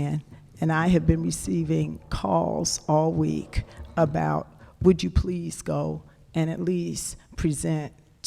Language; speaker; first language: English; native; English